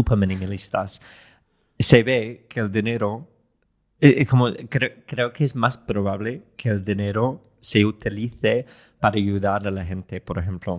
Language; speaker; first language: Spanish; non-native, fluent; English